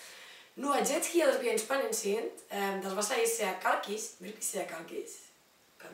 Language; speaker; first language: German; non-native, learner; Spanish